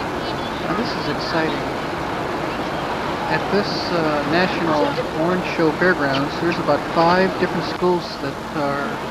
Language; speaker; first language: English; native; English